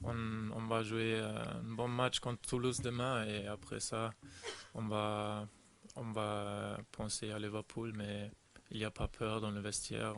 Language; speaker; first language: French; non-native, fluent; German